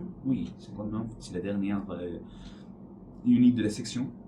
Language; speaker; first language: French; non-native, learner; Arabic